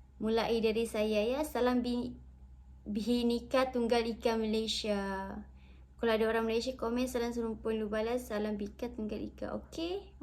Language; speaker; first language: Malay; native; Malay